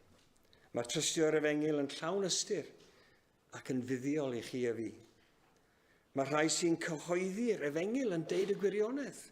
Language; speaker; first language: Welsh; native; Welsh